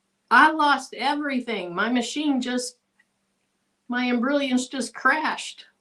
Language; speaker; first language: English; native; English